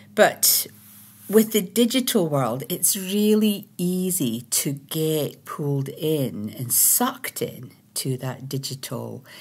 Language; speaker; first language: English; native; English